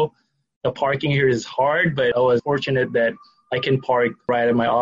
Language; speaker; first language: English; non-native, local second language; Filipino